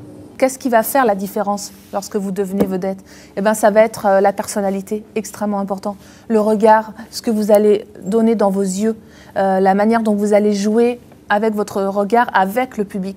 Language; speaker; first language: French; native; French